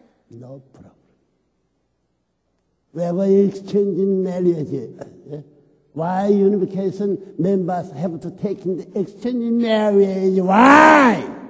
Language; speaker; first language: English; non-native, learner; Korean